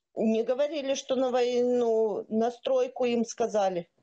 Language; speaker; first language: Russian; native; Russian